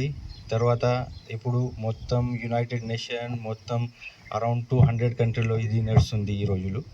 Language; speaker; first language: Telugu; non-native, learner; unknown